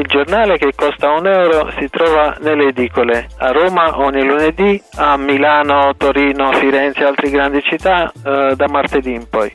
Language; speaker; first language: Italian; non-native, fluent; Romanian